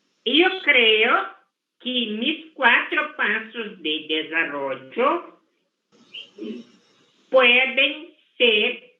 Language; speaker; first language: Spanish; non-native, fluent; Portuguese